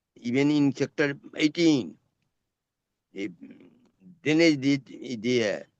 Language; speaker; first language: English; non-native, local second language; Hindi